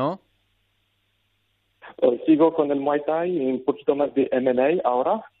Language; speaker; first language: Spanish; non-native, learner; Arabic